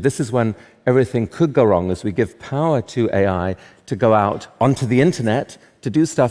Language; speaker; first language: English; native; English